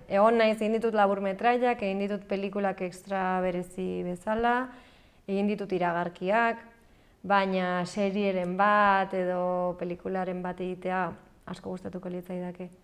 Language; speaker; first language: Basque; native; Basque